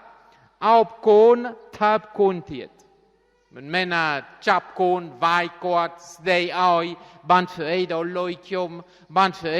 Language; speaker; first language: Khmer; non-native, fluent; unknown